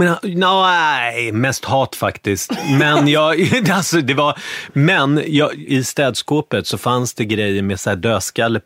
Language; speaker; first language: Swedish; native; Swedish